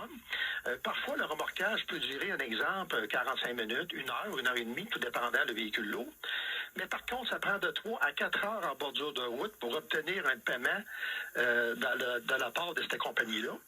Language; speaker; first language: French; native; French